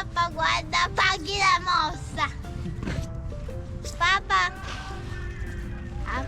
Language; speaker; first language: Italian; early bilingual, other home language; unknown